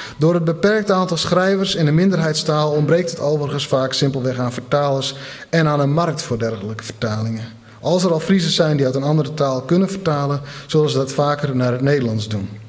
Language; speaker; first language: Dutch; non-native, local second language; Western Frisian